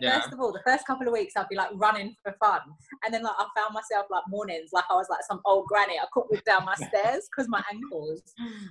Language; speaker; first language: English; native; English